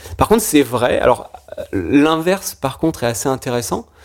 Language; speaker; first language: French; native; French